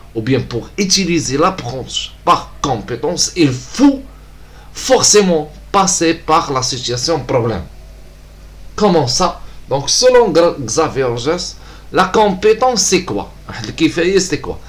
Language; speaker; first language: French; non-native, local second language; Arabic